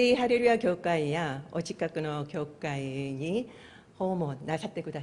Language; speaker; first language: Japanese; non-native, fluent; Korean